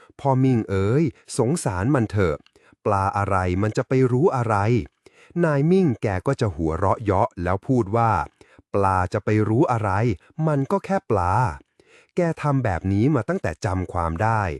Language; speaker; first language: Thai; native; Thai